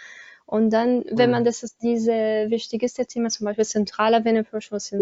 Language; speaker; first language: German; non-native, learner; Arabic